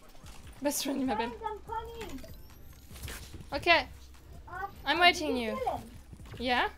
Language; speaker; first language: English; non-native, learner; French